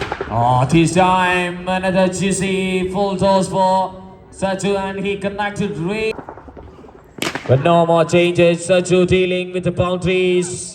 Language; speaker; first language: English; non-native, local second language; Malayalam